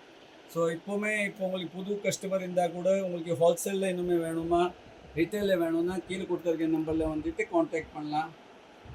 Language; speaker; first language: Tamil; non-native, fluent; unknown